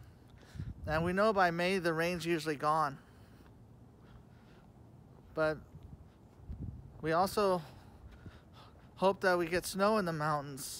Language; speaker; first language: English; native; English